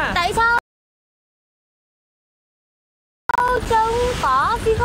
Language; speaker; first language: Vietnamese; non-native, learner; Indonesian